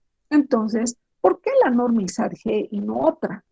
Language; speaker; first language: Spanish; native; Spanish